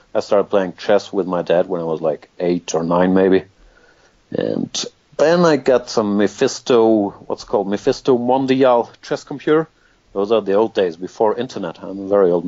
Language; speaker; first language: English; non-native, fluent; German